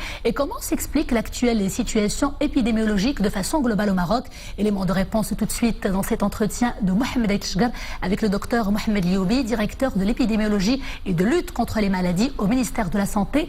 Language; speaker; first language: French; non-native, local second language; Arabic